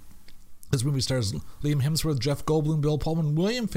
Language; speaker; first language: English; native; English